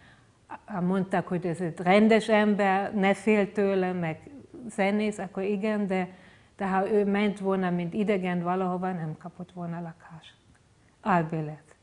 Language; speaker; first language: Hungarian; non-native, fluent; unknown